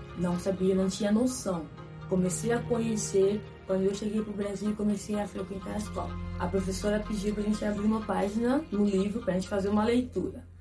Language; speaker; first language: Portuguese; native; Portuguese